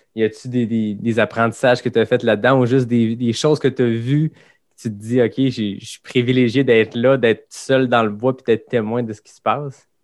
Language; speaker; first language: French; native; French